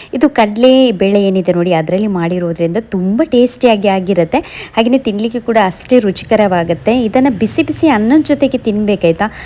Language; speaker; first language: Kannada; non-native, local second language; Konkani